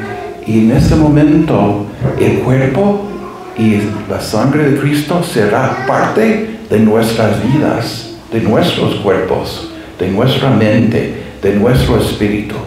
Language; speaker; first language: Spanish; non-native, fluent; English